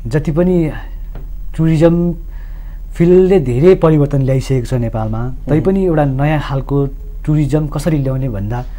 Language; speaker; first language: Nepali; non-native, local second language; Sherpa